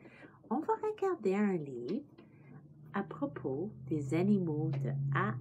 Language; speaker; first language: French; non-native, fluent; English